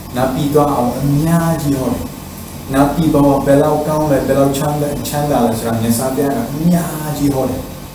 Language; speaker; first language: Burmese; non-native, fluent; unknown